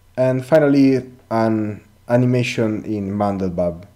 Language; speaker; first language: English; non-native, learner; Italian